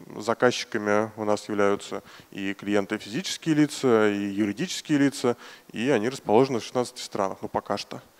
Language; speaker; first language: Russian; native; Russian